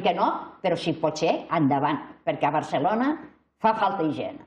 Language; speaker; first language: Catalan; native; Catalan